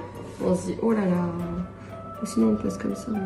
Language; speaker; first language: French; native; French